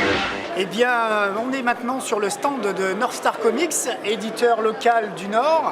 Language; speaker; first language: French; native; French